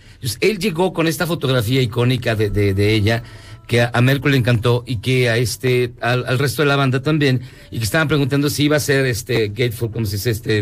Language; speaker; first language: Spanish; native; Spanish